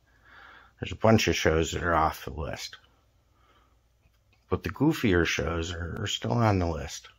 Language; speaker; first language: English; native; English